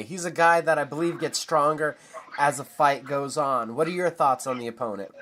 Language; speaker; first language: English; native; English